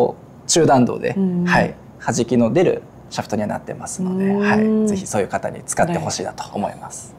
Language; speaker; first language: Japanese; native; Japanese